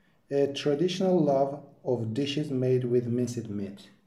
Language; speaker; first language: English; non-native, fluent; Azerbaijani